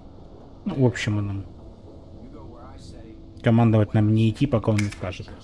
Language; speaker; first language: Russian; native; Russian